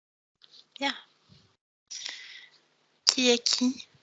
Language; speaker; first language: French; native; French